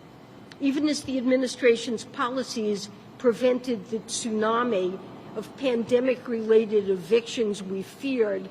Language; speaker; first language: English; native; English